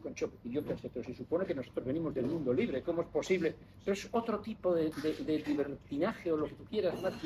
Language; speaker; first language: Spanish; native; Spanish